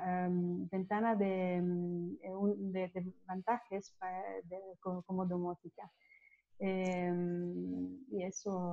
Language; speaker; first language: Spanish; non-native, learner; Italian